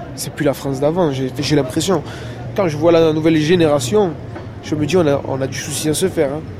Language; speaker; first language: French; native; French